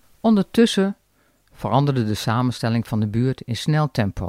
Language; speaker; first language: Dutch; native; Dutch